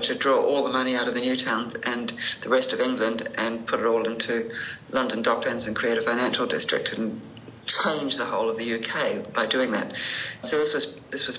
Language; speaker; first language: English; native; English